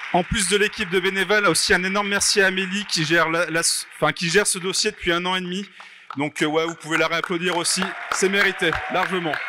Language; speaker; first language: French; native; French